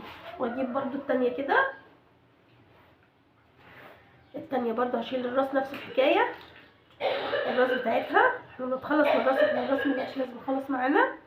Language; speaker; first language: Arabic; native; Arabic